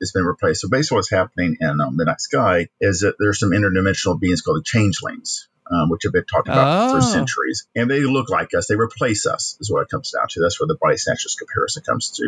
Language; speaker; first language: English; native; English